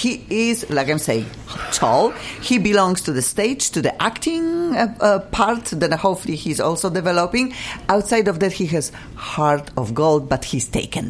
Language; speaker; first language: English; non-native, fluent; Polish